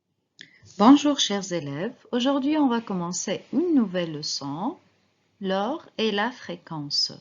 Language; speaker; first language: French; non-native, fluent; Arabic